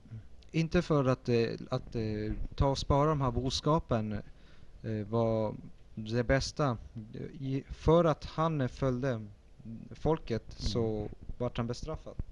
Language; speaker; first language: Swedish; early bilingual, other home language; Spanish